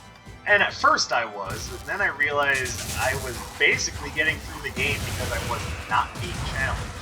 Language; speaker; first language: English; native; English